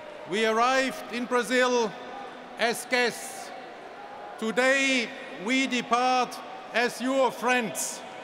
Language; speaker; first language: English; non-native, fluent; German